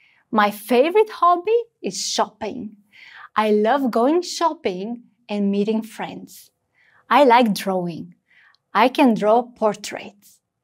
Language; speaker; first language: English; non-native, fluent; Romanian